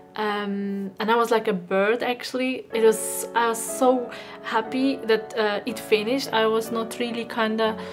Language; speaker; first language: English; non-native, fluent; Arabic